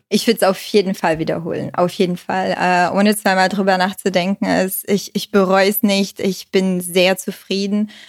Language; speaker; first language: German; non-native, fluent; Portuguese